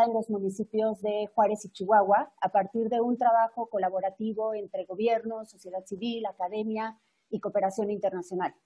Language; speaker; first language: Spanish; native; Spanish